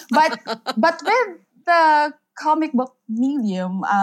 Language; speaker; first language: English; non-native, local second language; Filipino